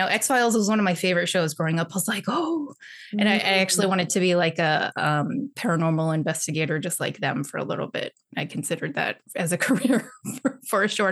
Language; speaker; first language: English; early bilingual, other home language; Chinese